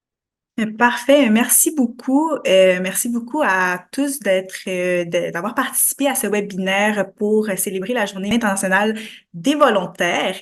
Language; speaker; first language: French; native; French